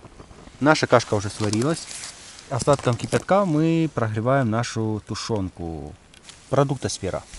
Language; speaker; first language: Russian; native; Russian